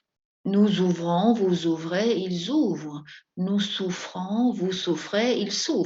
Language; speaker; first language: French; non-native, fluent; Spanish